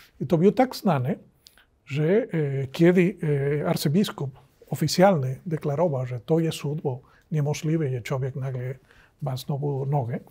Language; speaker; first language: Polish; non-native, learner; Spanish